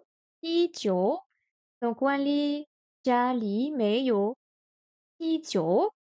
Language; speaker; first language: Chinese; non-native, learner; French